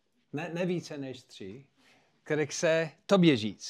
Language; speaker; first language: Czech; non-native, fluent; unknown